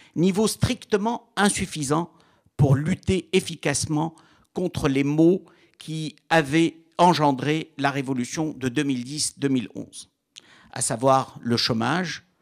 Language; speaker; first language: French; non-native, local second language; Arabic